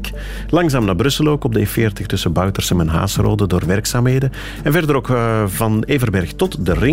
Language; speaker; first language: Dutch; native; Dutch